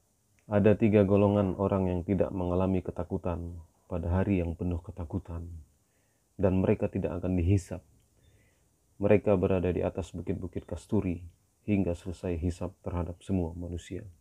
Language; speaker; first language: Indonesian; native; Indonesian